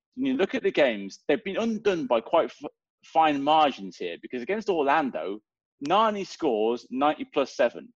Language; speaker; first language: English; native; English